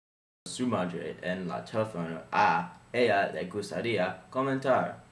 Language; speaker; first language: Spanish; non-native, learner; English